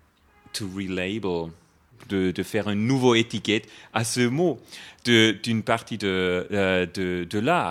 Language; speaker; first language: French; non-native, fluent; German